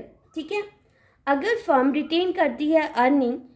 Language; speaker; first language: Hindi; native; Hindi